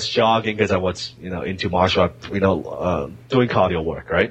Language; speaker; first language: English; non-native, local second language; Cantonese